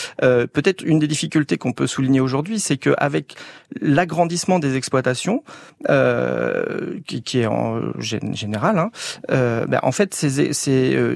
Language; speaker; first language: French; native; French